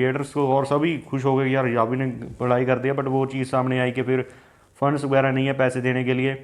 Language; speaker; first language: Hindi; native; Hindi